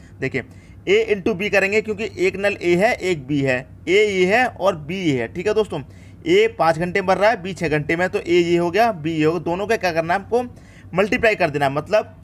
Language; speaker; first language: Hindi; native; Hindi